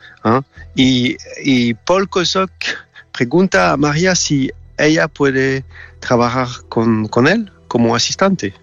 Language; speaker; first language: Spanish; non-native, fluent; French